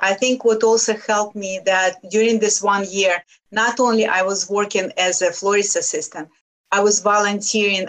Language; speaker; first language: English; non-native, fluent; Lithuanian